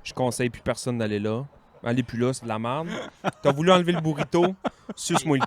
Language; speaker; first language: French; native; French